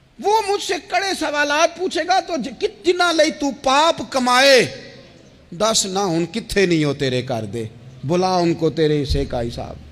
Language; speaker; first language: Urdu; non-native, local second language; Punjabi